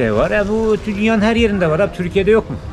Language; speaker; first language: Turkish; native; Turkish